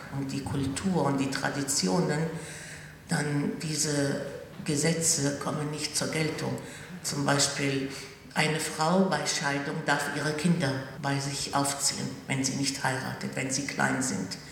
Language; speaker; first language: German; non-native, fluent; Arabic